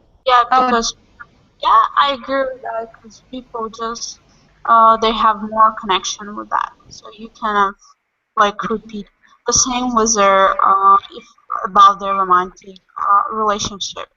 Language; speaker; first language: English; non-native, fluent; Russian